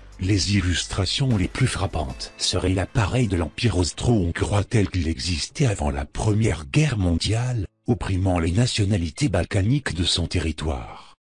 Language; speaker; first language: French; native; French